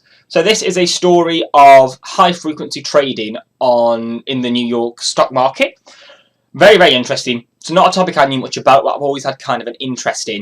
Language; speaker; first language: English; native; English